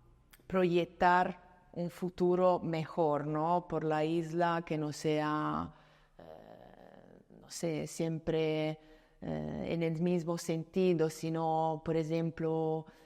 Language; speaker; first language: Spanish; non-native, fluent; Italian